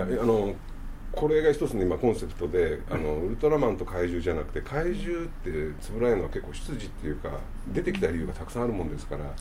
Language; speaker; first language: Japanese; native; Japanese